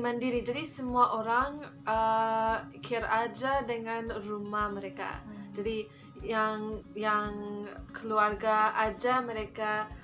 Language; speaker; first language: Indonesian; non-native, fluent; English